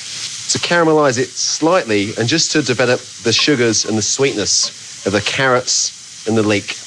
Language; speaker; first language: English; native; English